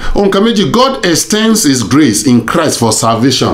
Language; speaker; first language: English; non-native, local second language; Yoruba